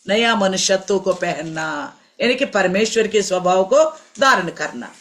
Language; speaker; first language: Hindi; non-native, local second language; Telugu